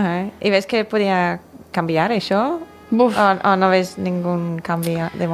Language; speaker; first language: Catalan; non-native, fluent; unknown